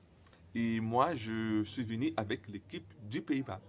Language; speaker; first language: French; non-native, fluent; Portuguese